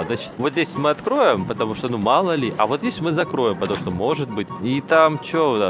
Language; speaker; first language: Russian; native; Russian